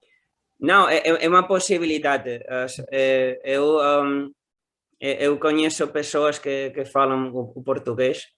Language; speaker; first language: Portuguese; non-native, learner; Spanish